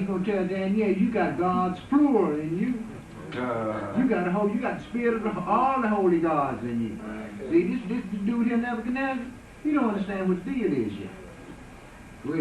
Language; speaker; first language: English; native; English